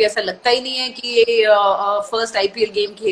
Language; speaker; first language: Hindi; native; Hindi